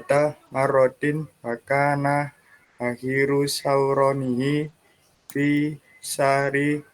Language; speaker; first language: Arabic; non-native, learner; Indonesian